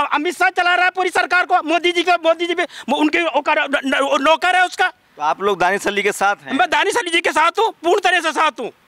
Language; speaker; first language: Hindi; native; Hindi